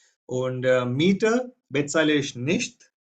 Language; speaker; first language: German; non-native, fluent; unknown